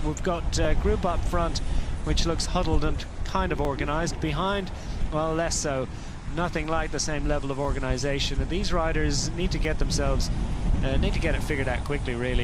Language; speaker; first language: English; native; English